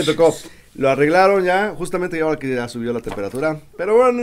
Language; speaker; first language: Spanish; native; Spanish